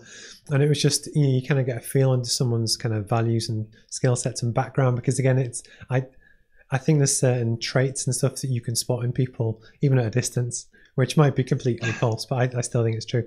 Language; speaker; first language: English; native; English